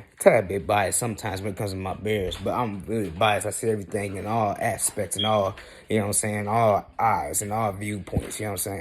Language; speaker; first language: English; native; English